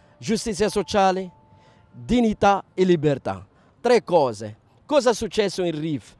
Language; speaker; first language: Italian; non-native, fluent; Arabic